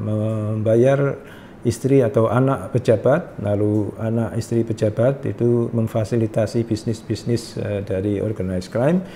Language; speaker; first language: Indonesian; native; Indonesian